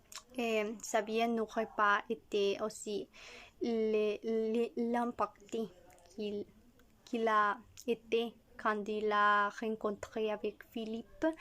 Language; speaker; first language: French; non-native, learner; Spanish